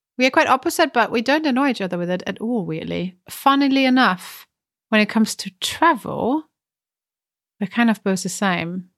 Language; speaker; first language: English; non-native, fluent; German